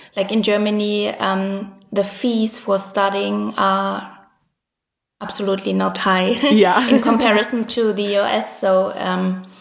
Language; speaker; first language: English; non-native, fluent; German